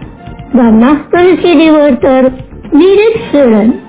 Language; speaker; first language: German; non-native, learner; Indonesian